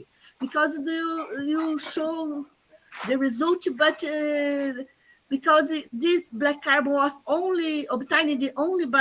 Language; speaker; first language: English; non-native, learner; Portuguese